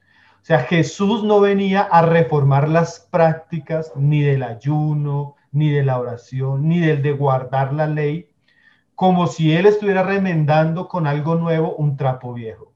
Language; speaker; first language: Spanish; native; Spanish